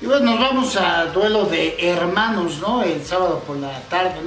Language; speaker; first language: Spanish; native; Spanish